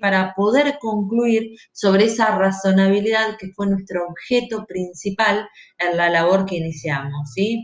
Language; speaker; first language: Spanish; native; Spanish